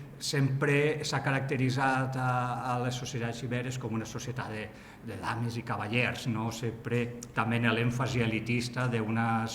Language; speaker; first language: Catalan; native; Catalan